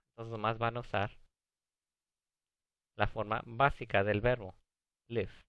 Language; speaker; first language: Spanish; early bilingual, other home language; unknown